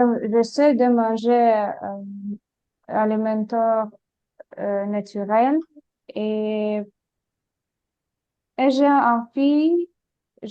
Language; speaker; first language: French; non-native, learner; Ukrainian